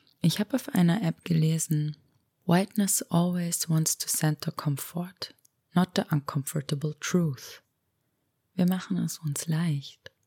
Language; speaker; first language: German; early bilingual, other home language; Romanian